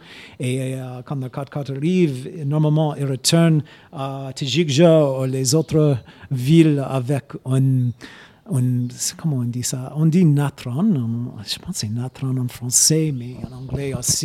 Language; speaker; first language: French; non-native, fluent; English